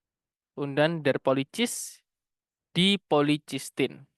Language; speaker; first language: German; non-native, learner; Indonesian